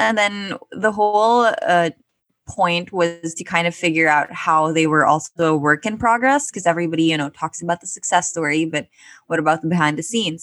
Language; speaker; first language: English; non-native, local second language; Filipino